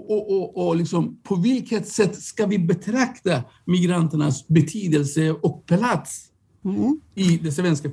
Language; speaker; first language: Swedish; non-native, fluent; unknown